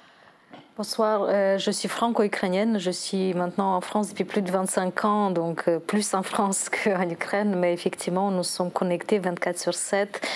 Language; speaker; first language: French; non-native, fluent; Ukrainian